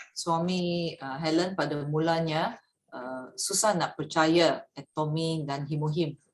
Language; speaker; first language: Malay; native; Malay